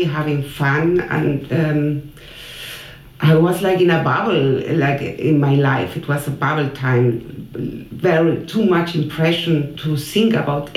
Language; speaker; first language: English; non-native, fluent; Spanish